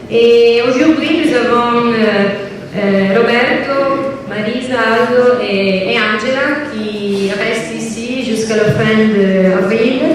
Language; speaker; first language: French; non-native, learner; Italian